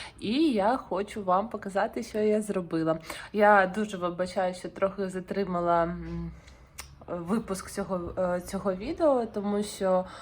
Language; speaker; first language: Ukrainian; non-native, local second language; Russian